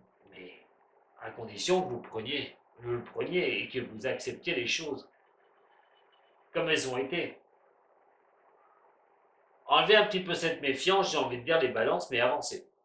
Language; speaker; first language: French; native; French